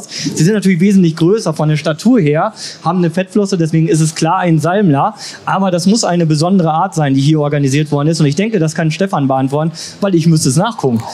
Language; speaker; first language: German; native; German